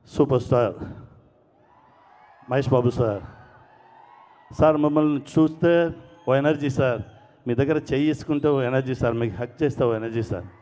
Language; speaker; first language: Telugu; non-native, learner; Tamil